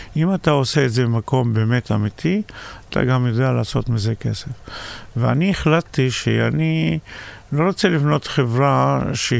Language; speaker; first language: Hebrew; non-native, local second language; Arabic